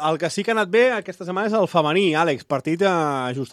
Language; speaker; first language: Catalan; native; Catalan